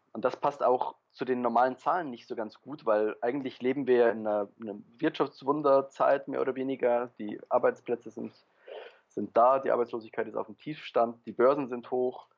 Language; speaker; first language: German; early bilingual, other home language; Polish